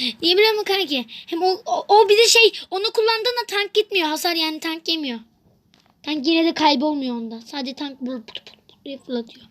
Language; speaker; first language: Turkish; native; Turkish